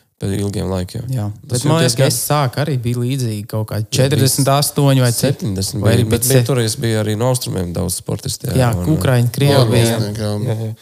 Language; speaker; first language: Latvian; native; Latvian